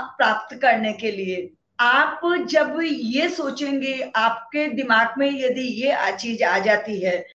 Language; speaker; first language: Hindi; native; Hindi